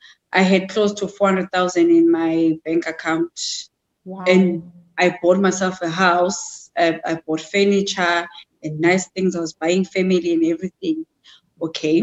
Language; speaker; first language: English; non-native, local second language; Zulu